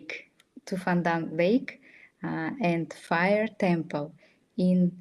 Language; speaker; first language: English; non-native, fluent; Russian